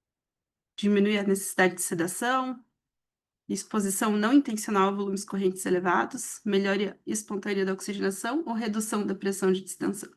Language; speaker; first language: Portuguese; native; Portuguese